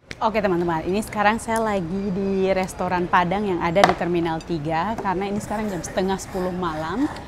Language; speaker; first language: Indonesian; native; Indonesian